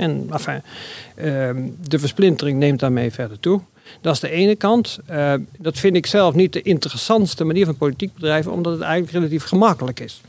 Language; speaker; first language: Dutch; native; Dutch